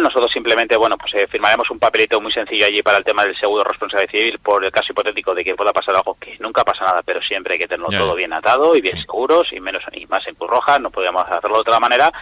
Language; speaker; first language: Spanish; native; Spanish